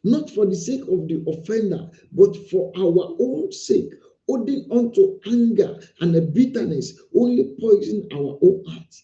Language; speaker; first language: English; non-native, local second language; Yoruba